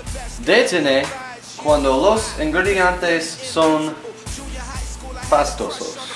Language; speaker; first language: Spanish; non-native, learner; English